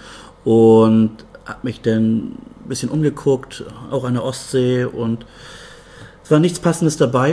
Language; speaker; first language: German; native; German